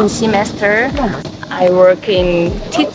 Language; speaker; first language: English; non-native, learner; Korean